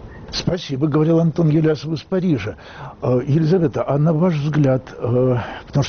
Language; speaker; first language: Russian; native; Russian